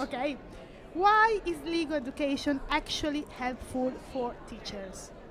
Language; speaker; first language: English; non-native, learner; Italian